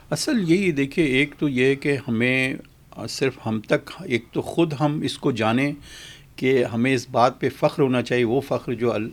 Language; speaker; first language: Urdu; native; Urdu